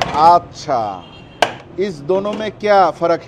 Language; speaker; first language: Hindi; non-native, fluent; Bangla